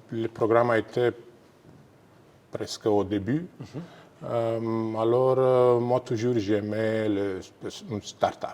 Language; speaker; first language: French; non-native, fluent; Romanian